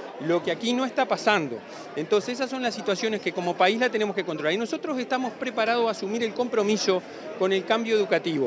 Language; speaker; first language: Spanish; native; Spanish